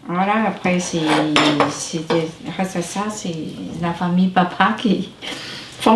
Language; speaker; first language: French; non-native, learner; Vietnamese